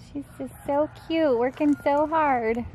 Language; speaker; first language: English; native; English